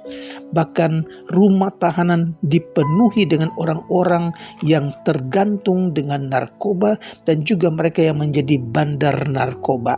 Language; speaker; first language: Indonesian; native; Indonesian